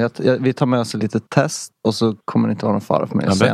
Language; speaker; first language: Swedish; native; Swedish